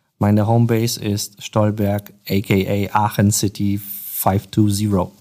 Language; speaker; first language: German; non-native, fluent; Polish